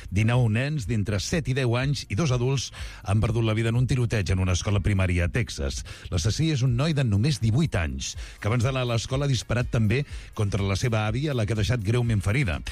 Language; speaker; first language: Catalan; native; Catalan